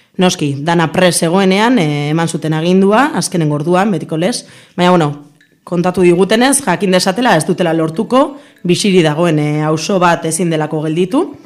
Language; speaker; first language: Basque; non-native, local second language; Spanish